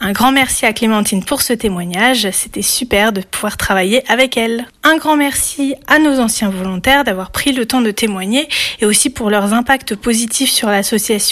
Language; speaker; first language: French; native; French